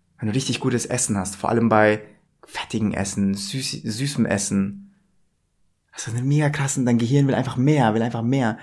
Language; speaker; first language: German; native; German